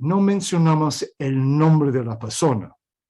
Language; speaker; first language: Spanish; non-native, fluent; English